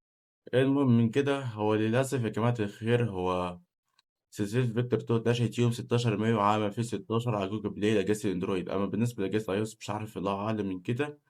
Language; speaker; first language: Arabic; native; Arabic